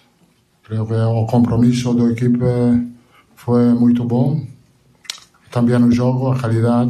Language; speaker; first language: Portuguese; non-native, learner; Italian